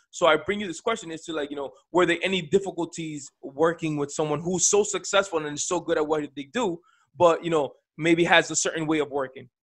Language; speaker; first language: English; early bilingual, other home language; Spanish